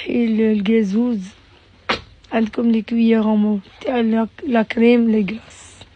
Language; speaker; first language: French; non-native, local second language; Arabic